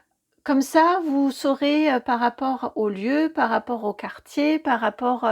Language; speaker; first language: French; native; French